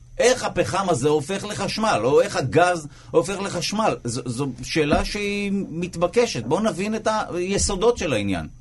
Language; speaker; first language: Hebrew; native; Hebrew